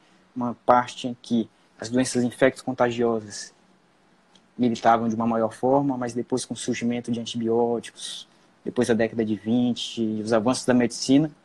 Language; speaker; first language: Portuguese; native; Portuguese